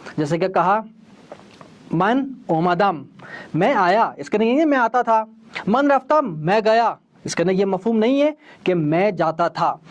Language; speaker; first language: Urdu; native; Urdu